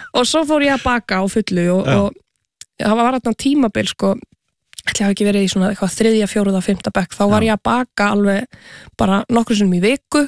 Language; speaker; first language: Icelandic; native; Icelandic